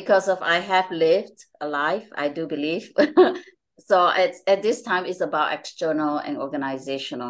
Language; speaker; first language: English; non-native, local second language; Chinese